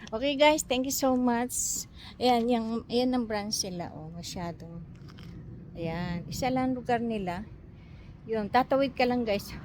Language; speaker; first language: Filipino; native; Filipino